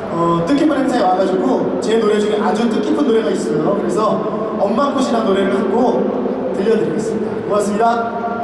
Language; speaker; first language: Korean; native; Korean